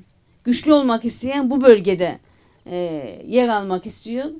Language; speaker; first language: Turkish; native; Turkish